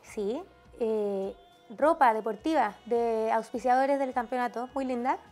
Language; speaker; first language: Spanish; native; Spanish